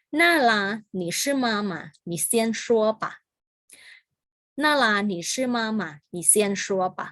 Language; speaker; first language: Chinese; non-native, fluent; Thai